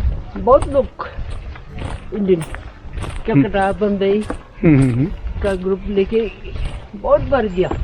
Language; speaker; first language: Hindi; non-native, local second language; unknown